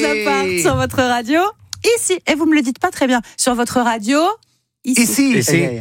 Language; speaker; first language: French; native; French